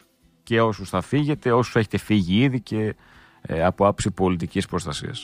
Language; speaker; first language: Greek; native; Greek